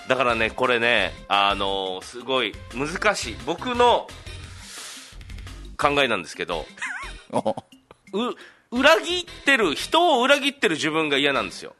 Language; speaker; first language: Japanese; native; Japanese